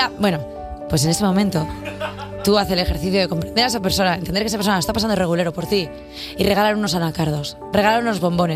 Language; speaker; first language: Spanish; native; Spanish